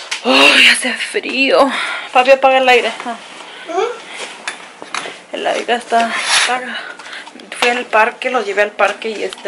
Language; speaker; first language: Spanish; early bilingual, heritage; Spanish